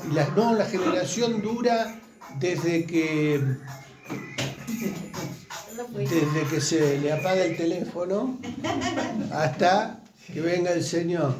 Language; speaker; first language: Spanish; native; Spanish